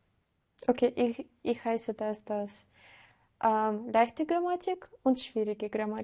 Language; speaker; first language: German; non-native, learner; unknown